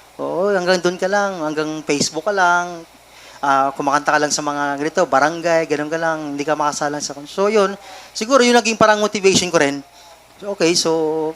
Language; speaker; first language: Filipino; non-native, local second language; Cebuano